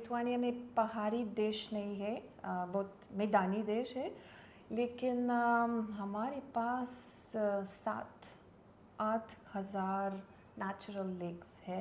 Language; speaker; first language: Hindi; non-native, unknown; Lithuanian